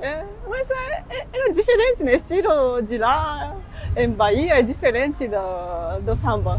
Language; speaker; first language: Portuguese; non-native, fluent; Japanese